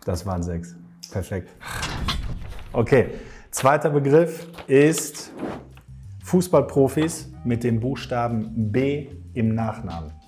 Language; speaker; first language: German; native; German